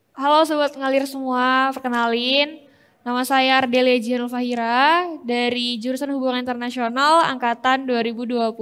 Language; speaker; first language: Indonesian; native; Indonesian